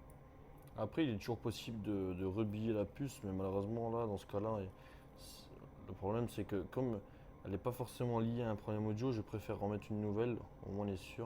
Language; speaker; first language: French; native; French